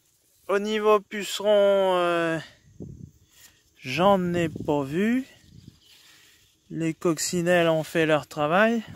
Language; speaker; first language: French; native; French